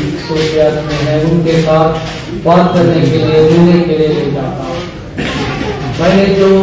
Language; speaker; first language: Hindi; non-native, local second language; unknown